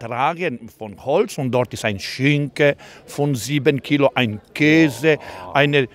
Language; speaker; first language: German; non-native, fluent; Croatian